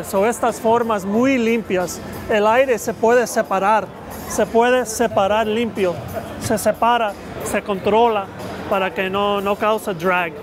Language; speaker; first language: Spanish; early bilingual, heritage; Spanish